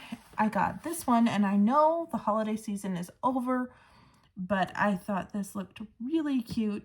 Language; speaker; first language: English; native; English